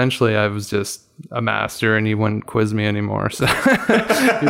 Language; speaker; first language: English; native; English